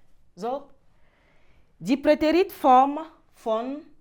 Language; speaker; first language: German; non-native, fluent; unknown